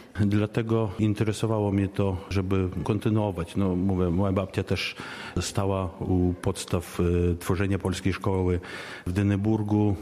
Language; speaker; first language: Polish; early bilingual, heritage; Polish